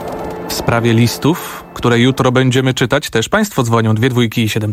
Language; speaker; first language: Polish; native; Polish